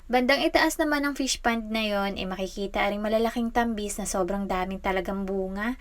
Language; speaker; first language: Filipino; native; Filipino